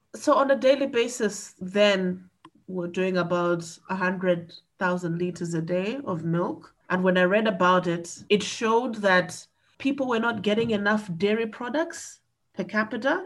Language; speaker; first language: English; non-native, local second language; Nyanja